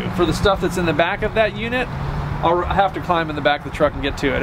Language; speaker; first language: English; native; English